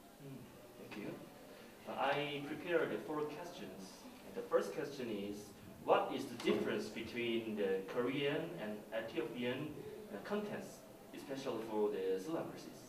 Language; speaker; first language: English; non-native, learner; Korean